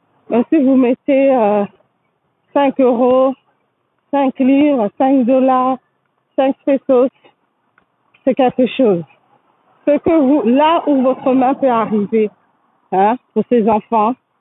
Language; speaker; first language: French; native; French